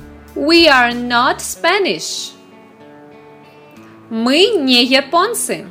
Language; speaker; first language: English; non-native, fluent; Russian